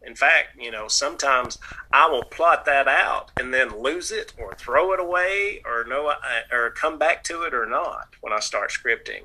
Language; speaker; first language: English; native; English